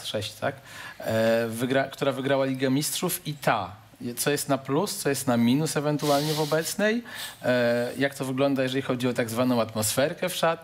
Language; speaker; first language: Polish; native; Polish